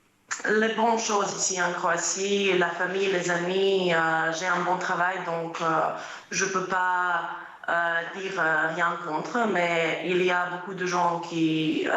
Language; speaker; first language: French; non-native, fluent; Croatian